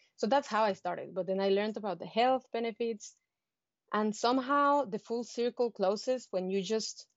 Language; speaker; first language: English; non-native, fluent; Spanish